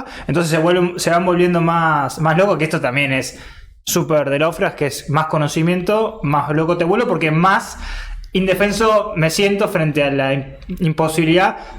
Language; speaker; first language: Spanish; native; Spanish